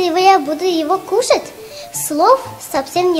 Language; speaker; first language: Russian; non-native, local second language; Tajik